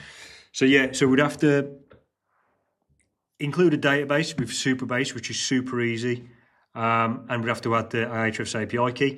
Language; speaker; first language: English; native; English